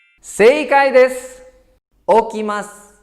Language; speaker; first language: Japanese; non-native, fluent; Indonesian